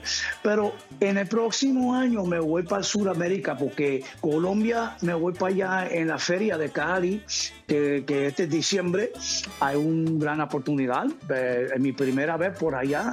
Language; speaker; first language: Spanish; early bilingual, heritage; English